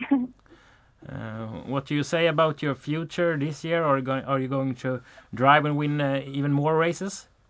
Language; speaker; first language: English; non-native, fluent; Swedish